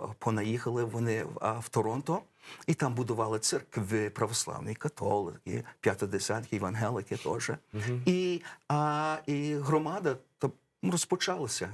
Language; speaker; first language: Ukrainian; early bilingual, heritage; English